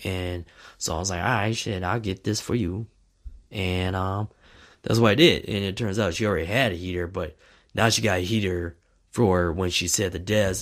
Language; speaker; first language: English; native; English